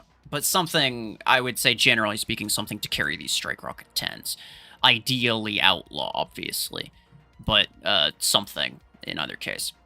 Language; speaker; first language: English; native; English